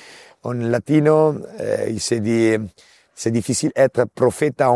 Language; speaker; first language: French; non-native, local second language; Italian